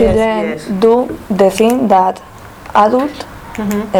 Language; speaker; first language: English; non-native, learner; Spanish